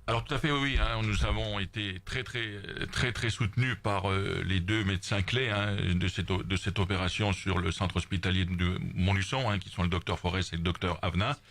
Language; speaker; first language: French; native; French